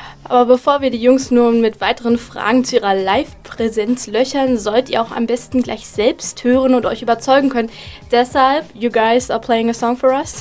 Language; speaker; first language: German; native; German